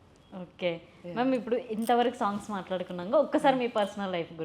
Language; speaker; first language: Telugu; native; Telugu